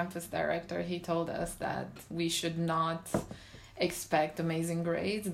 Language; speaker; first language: English; non-native, fluent; Romanian